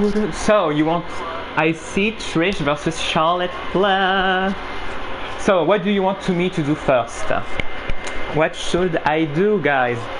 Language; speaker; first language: English; non-native, fluent; French